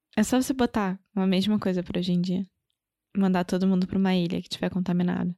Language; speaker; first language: Portuguese; native; Portuguese